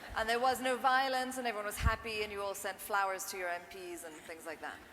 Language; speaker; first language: English; non-native, local second language; Urdu